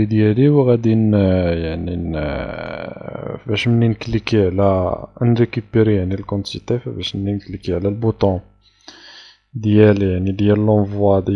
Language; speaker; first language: Arabic; native; Arabic